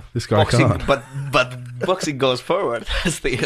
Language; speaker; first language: English; non-native, learner; Georgian